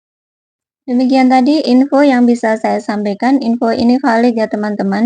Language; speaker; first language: Indonesian; native; Indonesian